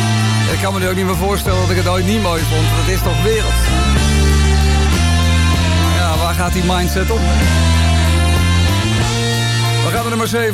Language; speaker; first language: Dutch; native; Dutch